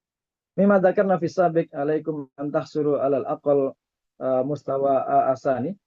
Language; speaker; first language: Arabic; non-native, fluent; Indonesian